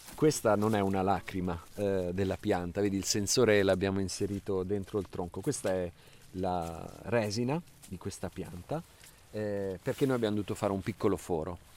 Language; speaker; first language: Italian; native; Italian